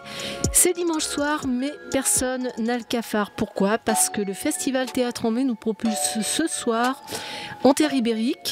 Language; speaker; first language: French; native; French